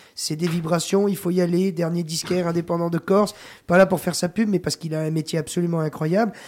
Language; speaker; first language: French; native; French